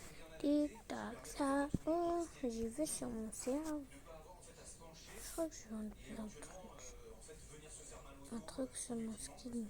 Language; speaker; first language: French; native; French